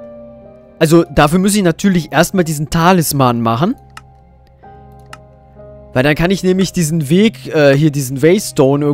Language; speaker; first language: German; native; German